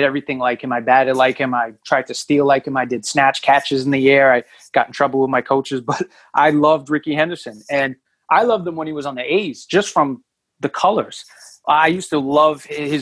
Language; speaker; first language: English; native; English